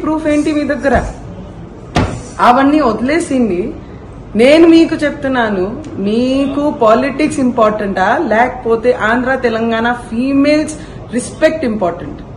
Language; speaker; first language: Telugu; non-native, fluent; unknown